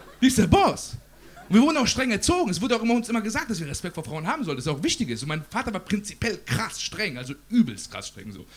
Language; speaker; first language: German; early bilingual, other home language; Persian